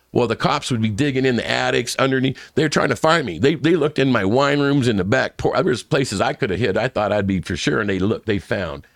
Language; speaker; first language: English; native; English